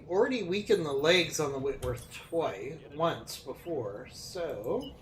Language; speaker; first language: English; native; English